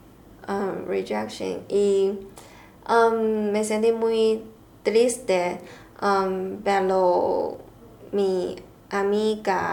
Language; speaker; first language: Spanish; non-native, learner; Chinese